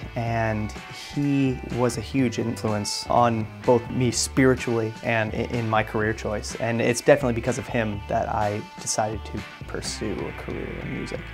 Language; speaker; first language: English; native; English